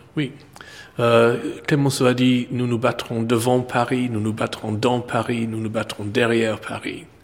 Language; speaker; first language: French; non-native, fluent; English